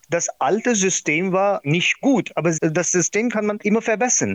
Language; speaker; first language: German; non-native, learner; Marathi